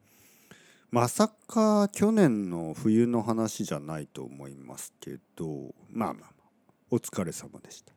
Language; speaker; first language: Japanese; native; Japanese